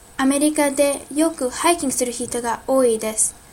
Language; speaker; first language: Japanese; non-native, learner; English